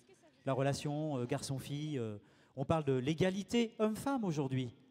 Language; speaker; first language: French; native; French